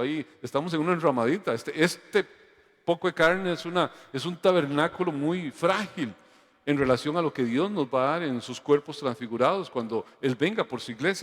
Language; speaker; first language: Spanish; native; Spanish